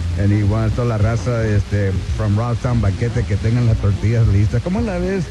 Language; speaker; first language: Spanish; early bilingual, heritage; Spanish